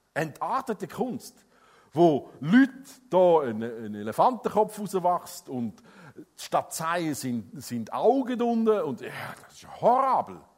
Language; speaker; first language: German; non-native, fluent; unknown